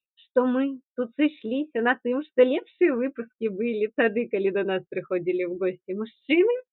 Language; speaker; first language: Belarusian; non-native, local second language; Russian